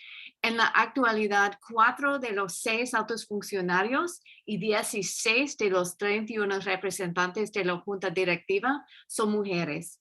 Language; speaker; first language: Spanish; non-native, fluent; English